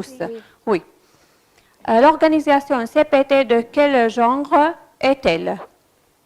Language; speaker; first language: French; non-native, fluent; Arabic